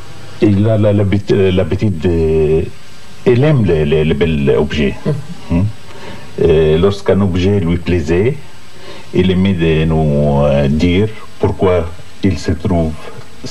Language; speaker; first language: French; non-native, fluent; Arabic